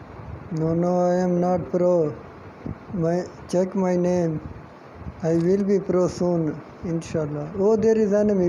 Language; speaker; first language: English; non-native, learner; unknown